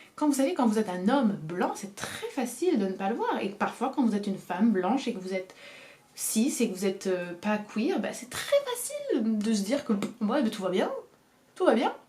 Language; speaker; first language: French; native; French